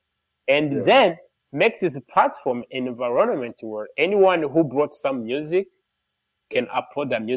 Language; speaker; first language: English; non-native, local second language; Kinyarwanda